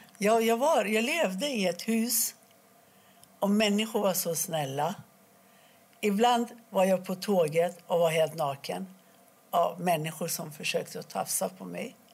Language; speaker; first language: Swedish; non-native, fluent; Persian